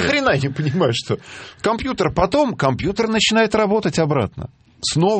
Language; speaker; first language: Russian; native; Russian